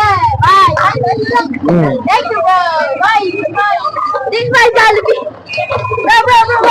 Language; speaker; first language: English; non-native, learner; Filipino